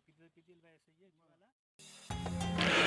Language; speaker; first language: French; non-native, fluent; Hindi